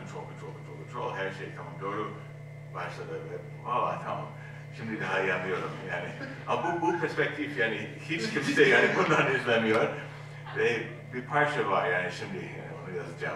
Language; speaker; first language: Turkish; non-native, learner; English